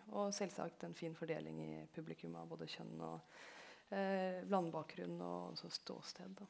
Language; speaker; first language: Norwegian; early bilingual, other home language; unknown